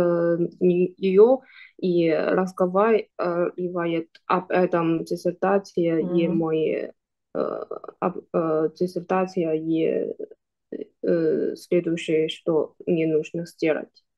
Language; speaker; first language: Russian; non-native, learner; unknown